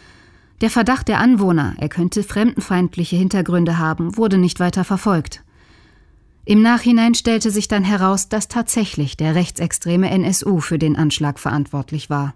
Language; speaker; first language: German; native; German